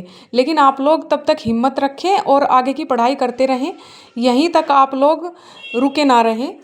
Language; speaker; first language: Hindi; native; Hindi